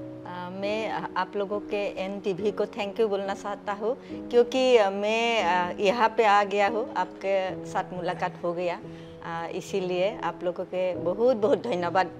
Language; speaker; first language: Hindi; non-native, local second language; Assamese